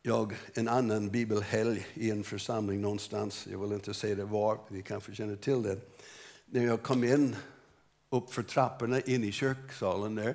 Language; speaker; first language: Swedish; non-native, fluent; English